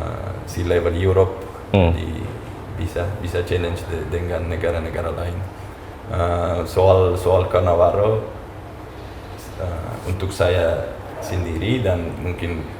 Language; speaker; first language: Indonesian; non-native, fluent; Uzbek